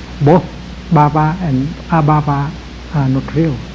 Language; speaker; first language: English; non-native, fluent; Vietnamese